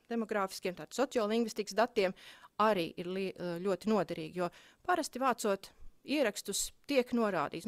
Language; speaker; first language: Latvian; native; Latvian